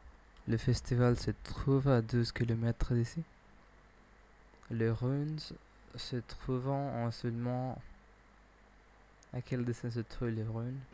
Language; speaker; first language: French; non-native, learner; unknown